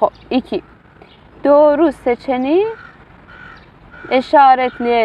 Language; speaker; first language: Turkish; non-native, fluent; Persian